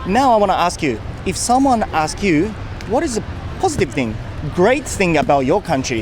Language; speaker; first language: English; non-native, fluent; Japanese